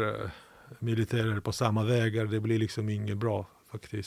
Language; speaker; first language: Swedish; non-native, fluent; Ukrainian